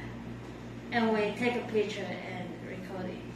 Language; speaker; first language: English; non-native, learner; Chinese